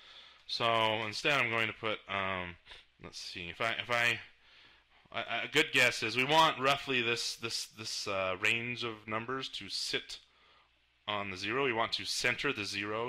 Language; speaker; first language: English; native; English